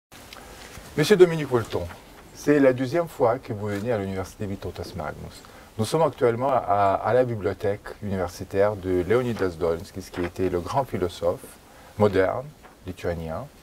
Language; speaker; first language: French; non-native, fluent; Lithuanian